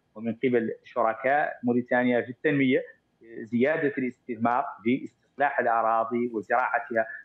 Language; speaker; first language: Arabic; native; Arabic